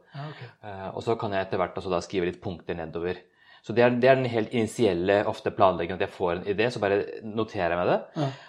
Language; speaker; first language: Norwegian; early bilingual, other home language; Urdu